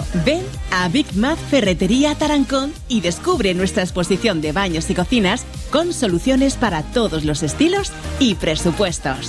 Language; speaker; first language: Spanish; native; Spanish